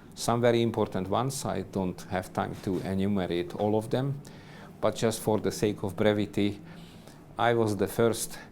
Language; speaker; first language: English; non-native, fluent; Hungarian